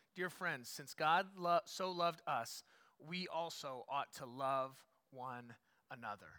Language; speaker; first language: English; native; English